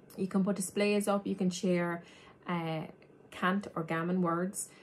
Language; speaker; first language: English; native; English